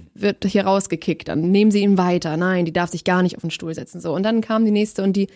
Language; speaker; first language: German; native; German